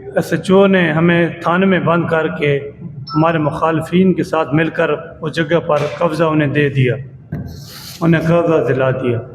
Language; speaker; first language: Urdu; non-native, local second language; Saraiki